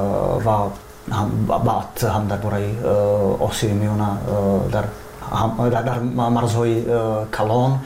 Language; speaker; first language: Persian; non-native, fluent; Czech